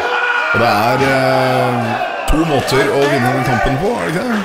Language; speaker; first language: Norwegian; native; Norwegian